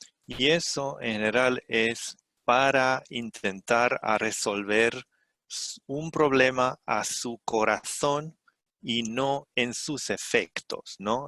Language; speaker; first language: Spanish; non-native, fluent; Romanian